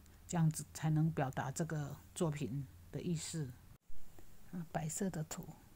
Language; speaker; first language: Chinese; native; Chinese